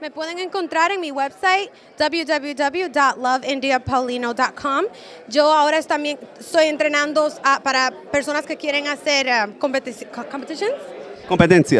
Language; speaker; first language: Spanish; early bilingual, heritage; Spanish